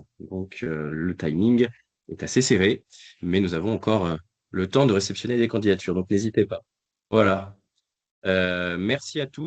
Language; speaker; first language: French; native; French